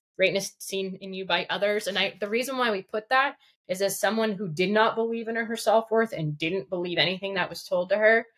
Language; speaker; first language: English; early bilingual, other home language; Russian